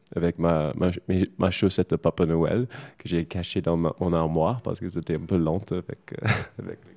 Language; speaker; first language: French; non-native, fluent; English